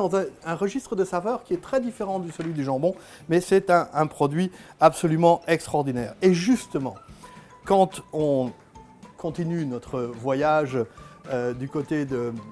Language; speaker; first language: French; native; French